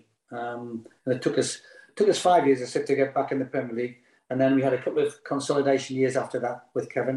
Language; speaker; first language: English; native; English